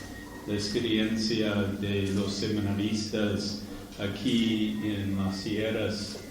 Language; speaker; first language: Spanish; non-native, learner; English